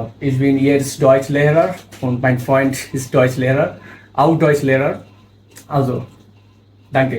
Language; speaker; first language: German; non-native, fluent; Bangla